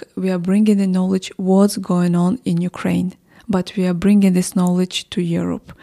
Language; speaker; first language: English; non-native, fluent; Ukrainian